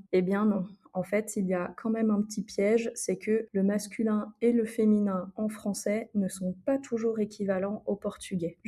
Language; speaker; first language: French; native; French